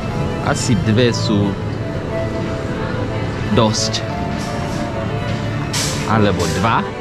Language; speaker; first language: Slovak; non-native, learner; English